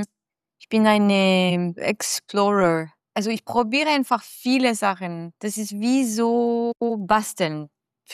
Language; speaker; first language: German; non-native, fluent; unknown